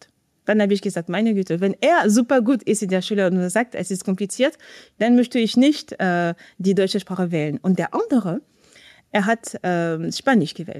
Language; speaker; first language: German; non-native, fluent; French